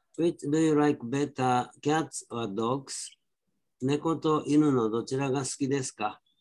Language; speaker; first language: Japanese; native; Japanese